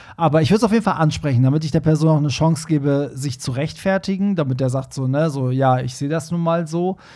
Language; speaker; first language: German; early bilingual, other home language; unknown